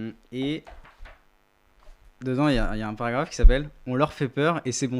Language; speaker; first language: French; native; French